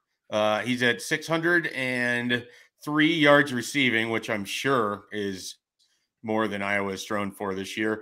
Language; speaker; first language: English; native; English